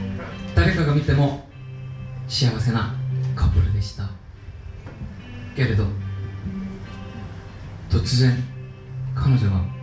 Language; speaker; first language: Japanese; non-native, learner; Korean